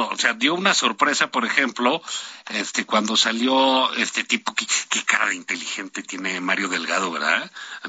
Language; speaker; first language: Spanish; native; Spanish